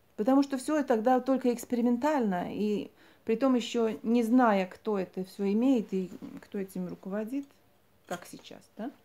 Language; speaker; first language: Russian; non-native, local second language; Latvian